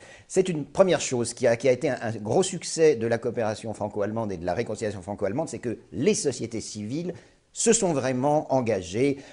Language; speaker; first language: French; native; French